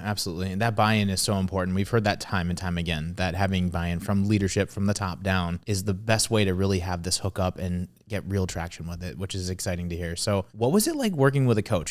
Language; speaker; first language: English; native; English